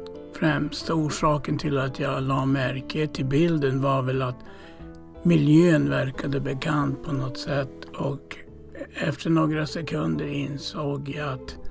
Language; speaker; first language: Swedish; native; Swedish